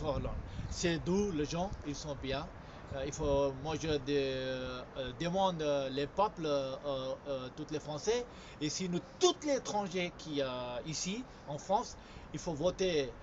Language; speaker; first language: French; non-native, fluent; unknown